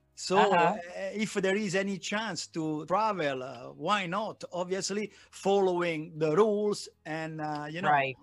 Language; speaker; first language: English; non-native, fluent; Italian